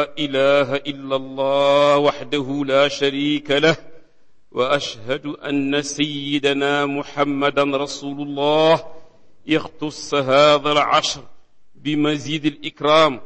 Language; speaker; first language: Arabic; non-native, fluent; Wolof